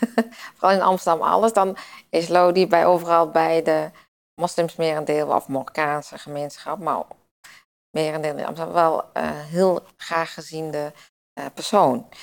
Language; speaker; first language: Dutch; native; Dutch